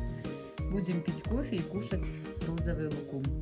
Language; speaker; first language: Russian; native; Russian